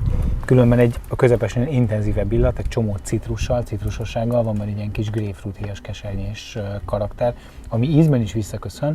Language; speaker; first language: Hungarian; native; Hungarian